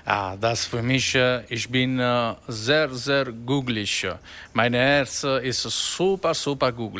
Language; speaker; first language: German; non-native, learner; Italian